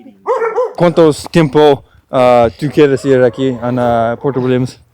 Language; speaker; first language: Spanish; non-native, learner; English